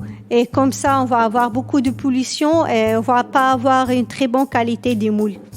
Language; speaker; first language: French; non-native, local second language; Berber languages